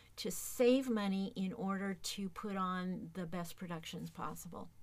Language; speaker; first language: English; native; English